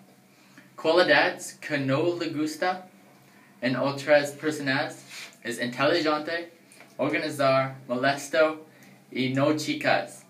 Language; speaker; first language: Spanish; non-native, learner; English